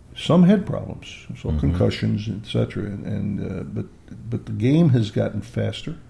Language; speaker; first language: English; native; English